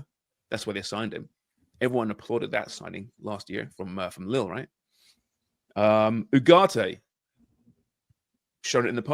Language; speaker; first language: English; native; English